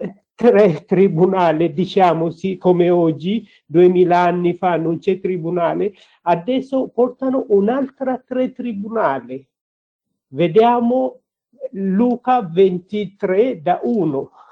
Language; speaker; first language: Italian; non-native, learner; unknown